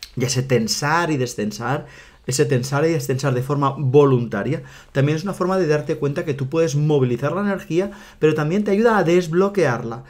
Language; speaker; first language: Spanish; non-native, local second language; Catalan